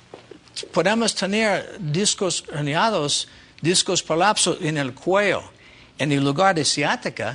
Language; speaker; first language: Spanish; non-native, learner; English